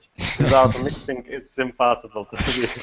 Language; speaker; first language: English; non-native, learner; Azerbaijani